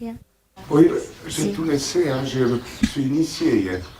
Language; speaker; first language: French; native; French